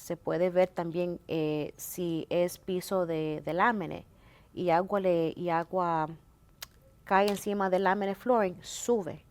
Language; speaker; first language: Spanish; early bilingual, heritage; Spanish